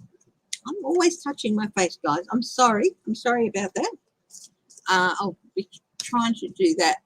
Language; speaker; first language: English; native; English